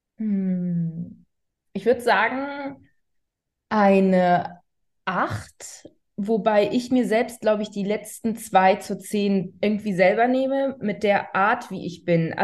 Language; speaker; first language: German; early bilingual, other home language; Persian